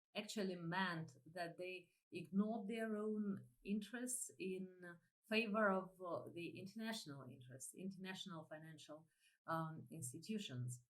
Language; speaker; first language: English; non-native, fluent; Ukrainian